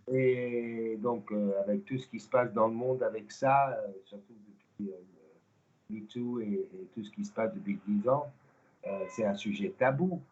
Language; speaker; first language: French; non-native, fluent; English